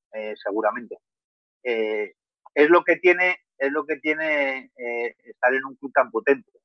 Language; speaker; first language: Spanish; native; Spanish